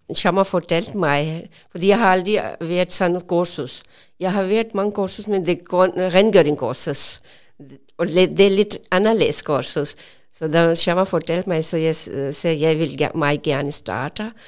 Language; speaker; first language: Danish; non-native, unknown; Urdu